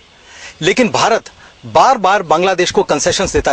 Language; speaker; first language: Hindi; native; Hindi